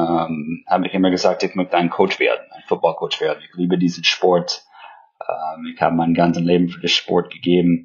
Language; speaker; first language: German; non-native, fluent; English